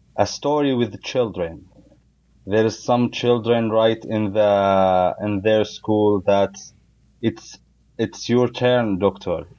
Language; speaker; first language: English; non-native, learner; Arabic